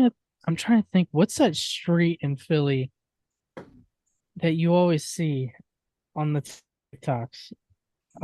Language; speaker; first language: English; native; English